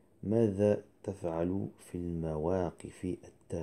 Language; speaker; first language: Arabic; non-native, fluent; French